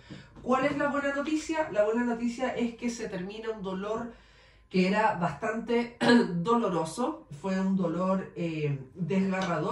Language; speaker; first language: Spanish; native; Spanish